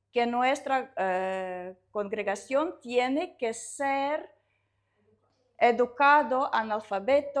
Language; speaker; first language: Spanish; non-native, learner; Russian